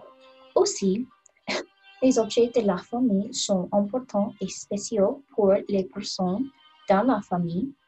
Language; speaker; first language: French; non-native, learner; English